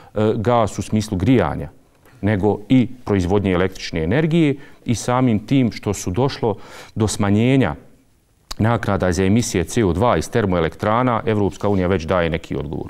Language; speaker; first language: Serbian; native; Serbian